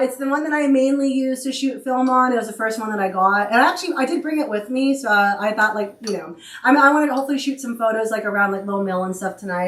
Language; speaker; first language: English; native; English